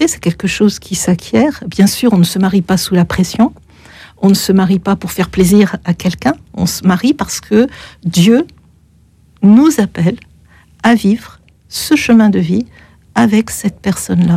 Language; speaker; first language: French; native; French